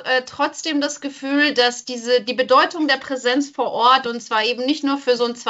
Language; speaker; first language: German; native; German